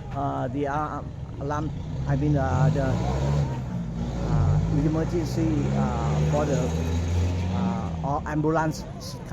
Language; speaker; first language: English; non-native, learner; Thai